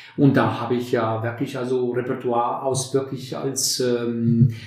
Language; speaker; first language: German; non-native, fluent; Albanian